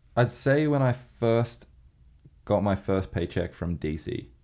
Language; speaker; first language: English; native; English